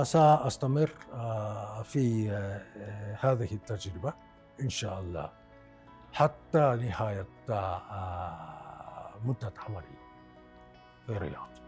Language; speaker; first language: Arabic; non-native, fluent; Japanese